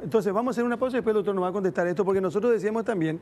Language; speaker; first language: Spanish; native; Spanish